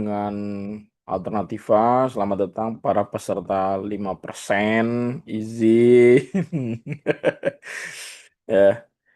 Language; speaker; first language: Indonesian; native; Indonesian